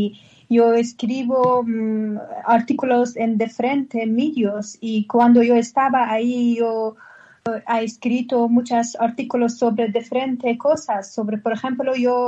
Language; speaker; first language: Spanish; non-native, learner; Persian